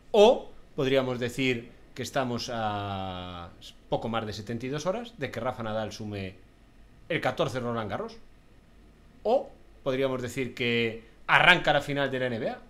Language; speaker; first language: Spanish; native; Spanish